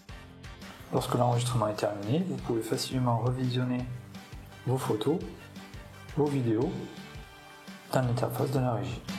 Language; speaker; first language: French; native; French